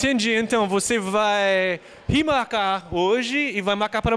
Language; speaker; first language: Portuguese; non-native, fluent; English